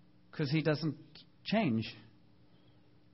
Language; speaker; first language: English; native; English